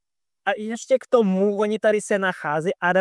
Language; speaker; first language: Czech; non-native, fluent; Russian